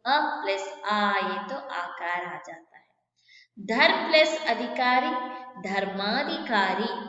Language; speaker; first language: Hindi; non-native, local second language; Kannada